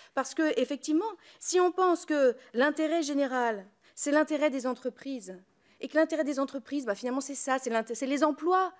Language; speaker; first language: French; native; French